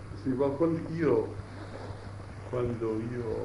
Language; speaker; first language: Italian; early bilingual, heritage; Italian